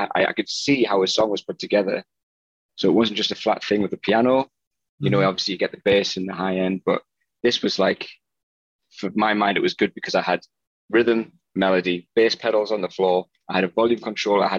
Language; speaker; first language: English; native; English